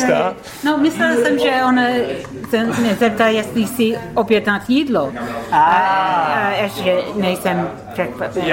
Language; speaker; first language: Czech; non-native, learner; English